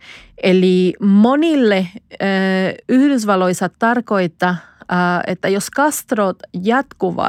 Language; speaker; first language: Finnish; non-native, fluent; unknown